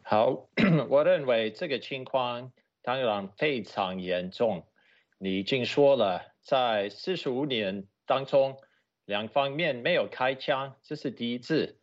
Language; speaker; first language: Chinese; non-native, fluent; English